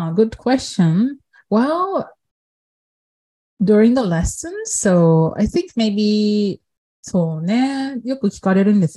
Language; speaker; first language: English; non-native, fluent; Japanese